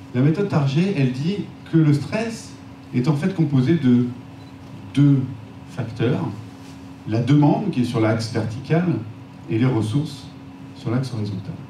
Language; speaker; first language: French; native; French